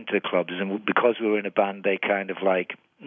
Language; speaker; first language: English; native; English